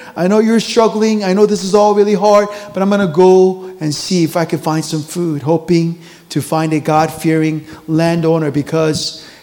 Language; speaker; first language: English; early bilingual, other home language; Korean